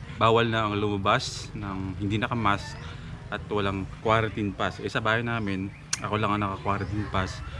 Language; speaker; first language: Filipino; non-native, local second language; Aklanon